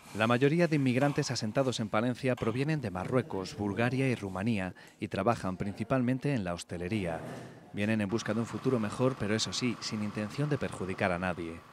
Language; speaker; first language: Spanish; native; Spanish